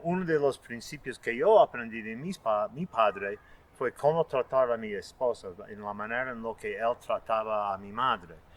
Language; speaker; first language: Spanish; non-native, fluent; English